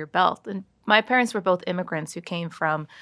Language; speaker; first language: English; native; English